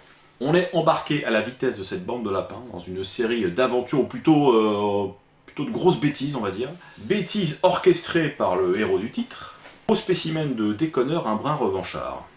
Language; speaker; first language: French; native; French